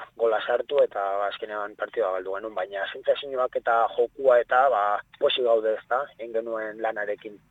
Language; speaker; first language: Basque; non-native, local second language; Spanish